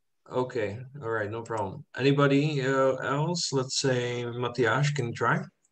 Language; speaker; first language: English; non-native, fluent; Czech